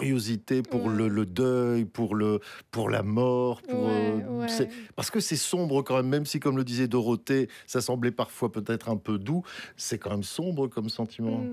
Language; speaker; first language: French; native; French